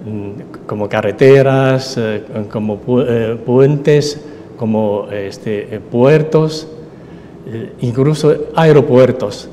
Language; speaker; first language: Spanish; non-native, fluent; Chinese